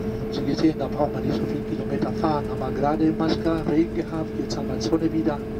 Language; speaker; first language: German; non-native, learner; Spanish